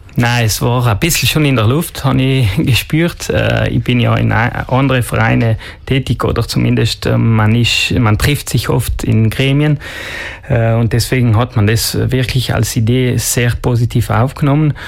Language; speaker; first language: German; non-native, local second language; Ladin